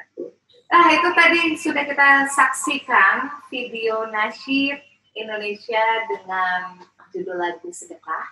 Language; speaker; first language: Indonesian; native; Indonesian